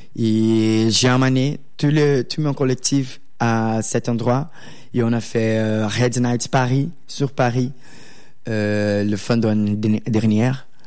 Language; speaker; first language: French; non-native, learner; Portuguese